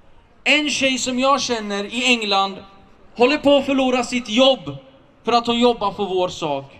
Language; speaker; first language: Swedish; early bilingual, other home language; Assyrian Neo-Aramaic